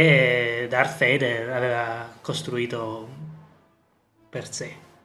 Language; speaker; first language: Italian; native; Italian